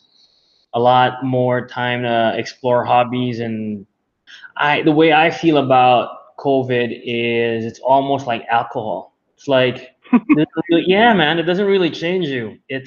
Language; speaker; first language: English; non-native, local second language; Filipino